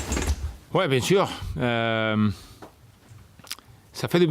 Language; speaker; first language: French; non-native, fluent; Spanish